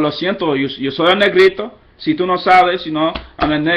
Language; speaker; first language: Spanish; non-native, fluent; English